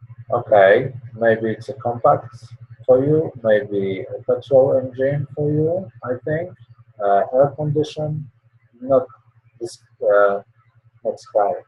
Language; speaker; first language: English; non-native, learner; Polish